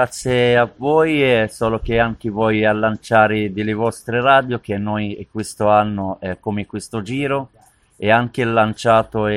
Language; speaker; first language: Italian; non-native, learner; Arabic